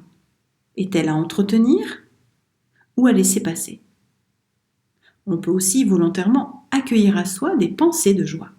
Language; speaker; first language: French; native; French